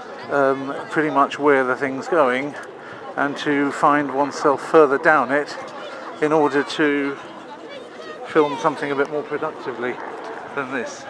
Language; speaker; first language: English; native; English